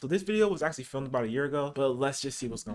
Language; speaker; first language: English; native; English